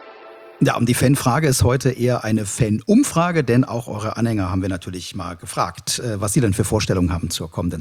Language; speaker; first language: German; native; German